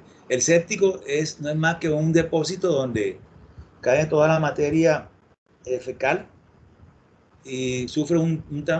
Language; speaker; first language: Spanish; native; Spanish